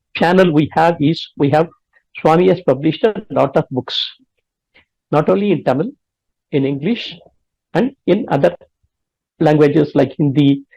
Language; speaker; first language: English; non-native, local second language; Tamil